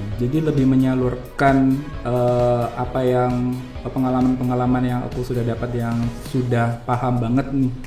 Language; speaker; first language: Indonesian; native; Indonesian